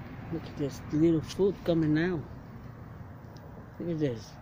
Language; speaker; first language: English; non-native, learner; Vietnamese